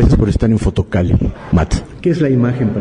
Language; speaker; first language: Spanish; native; Spanish